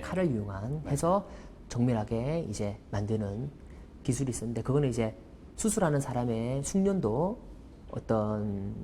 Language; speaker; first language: Korean; native; Korean